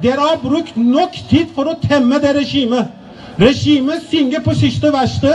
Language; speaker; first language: Norwegian; non-native, fluent; Persian